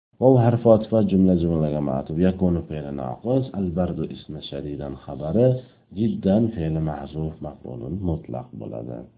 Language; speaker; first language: Arabic; non-native, fluent; Uzbek